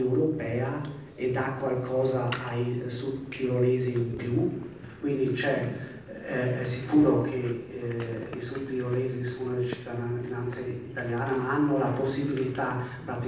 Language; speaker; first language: Italian; non-native, fluent; German